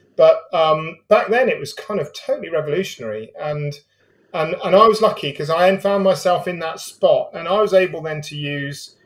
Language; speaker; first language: English; native; English